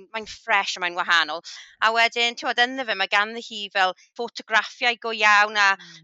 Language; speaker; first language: Welsh; native; Welsh